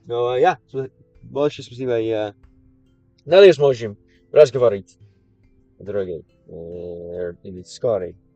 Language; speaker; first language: Russian; non-native, learner; English